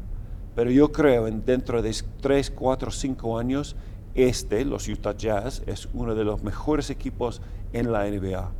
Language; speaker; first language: Spanish; non-native, fluent; English